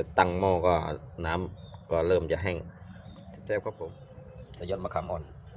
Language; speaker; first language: Thai; native; Thai